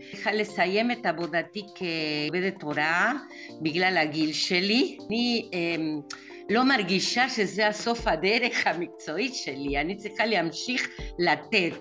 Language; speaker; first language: Hebrew; non-native, fluent; Russian